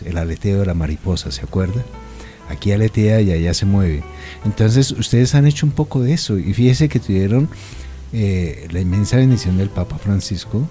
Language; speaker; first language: Spanish; native; Spanish